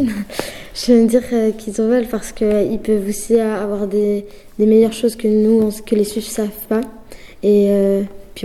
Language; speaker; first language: French; early bilingual, other home language; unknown